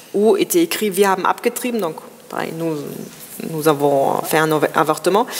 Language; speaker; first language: French; non-native, fluent; German